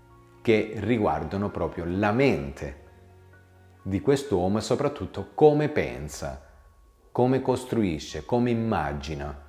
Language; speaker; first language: Italian; native; Italian